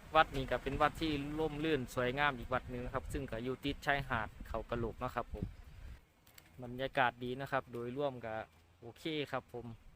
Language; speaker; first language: Thai; native; Thai